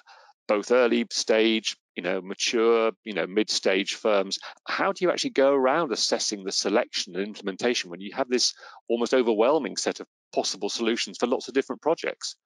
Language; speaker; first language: English; native; English